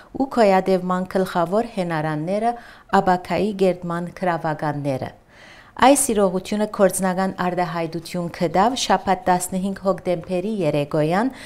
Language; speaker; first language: Armenian; early bilingual, heritage; Armenian